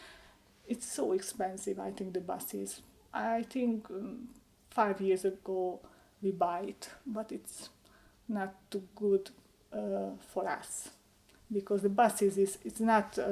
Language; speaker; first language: English; non-native, learner; Hungarian